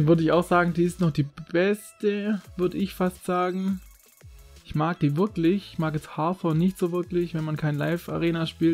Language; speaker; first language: German; native; German